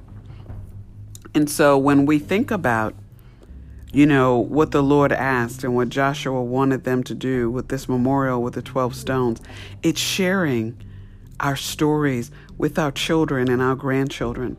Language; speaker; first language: English; native; English